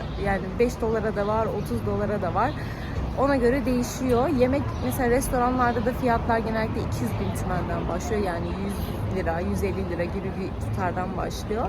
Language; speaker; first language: Turkish; native; Turkish